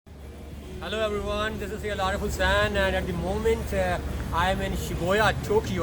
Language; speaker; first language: English; non-native, learner; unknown